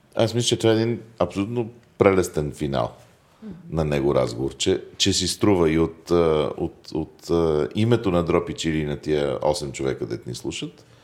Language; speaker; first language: Bulgarian; native; Bulgarian